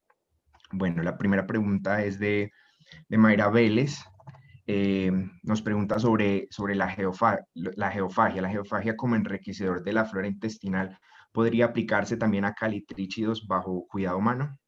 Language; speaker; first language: Spanish; native; Spanish